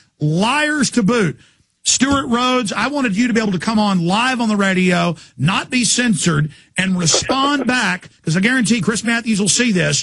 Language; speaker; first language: English; native; English